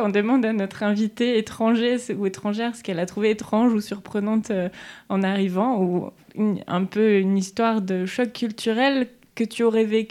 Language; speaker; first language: French; native; French